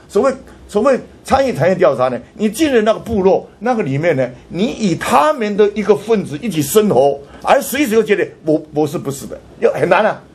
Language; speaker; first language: Chinese; non-native, local second language; Hakka Chinese